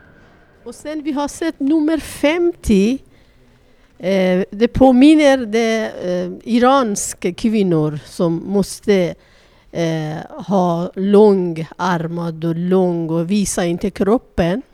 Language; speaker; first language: Swedish; non-native, learner; Persian